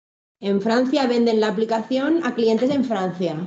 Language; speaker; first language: Spanish; native; Spanish